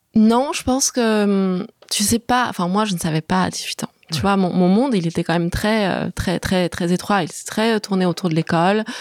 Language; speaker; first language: French; early bilingual, other home language; Chinese